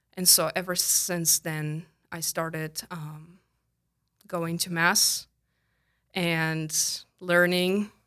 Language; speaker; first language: English; non-native, fluent; Russian